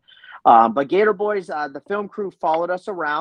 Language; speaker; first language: English; native; English